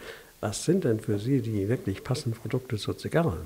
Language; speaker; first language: German; native; German